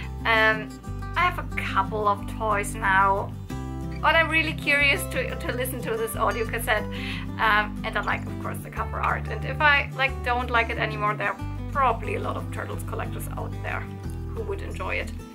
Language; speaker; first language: English; non-native, fluent; German